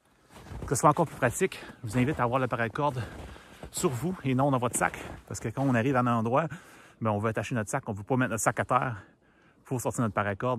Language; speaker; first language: French; native; French